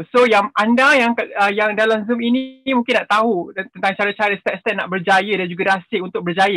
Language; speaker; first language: Malay; native; Malay